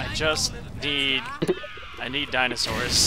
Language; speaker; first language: English; native; English